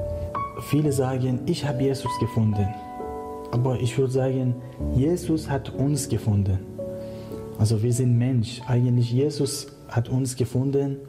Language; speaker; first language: German; non-native, learner; Persian